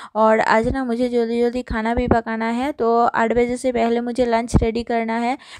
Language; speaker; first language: Hindi; non-native, local second language; Bangla